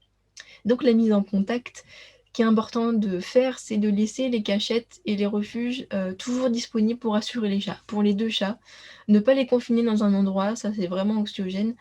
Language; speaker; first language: French; native; French